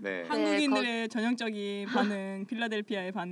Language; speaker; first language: Korean; native; Korean